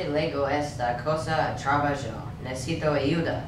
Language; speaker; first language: Spanish; non-native, learner; English